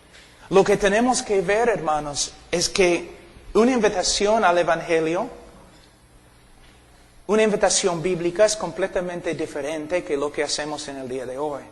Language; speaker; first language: Spanish; non-native, fluent; English